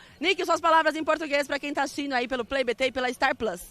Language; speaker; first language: Portuguese; native; Portuguese